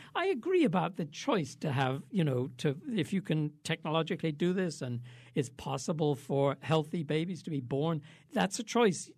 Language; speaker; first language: English; native; English